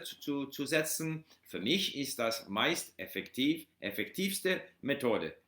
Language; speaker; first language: German; non-native, learner; English